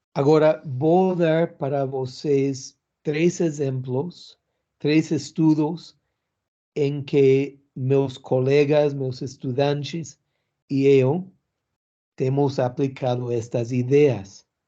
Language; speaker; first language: Portuguese; non-native, learner; English